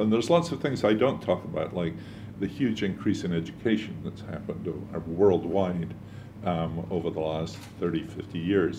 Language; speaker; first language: English; native; English